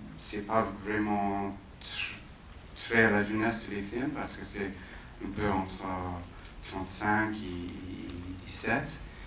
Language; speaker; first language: French; non-native, fluent; English